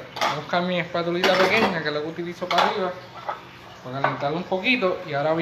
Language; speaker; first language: Spanish; native; Spanish